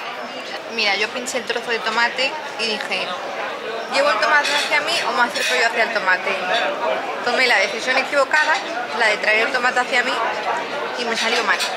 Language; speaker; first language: Spanish; native; Spanish